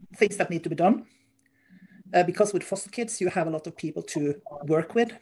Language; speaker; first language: English; non-native, fluent; Norwegian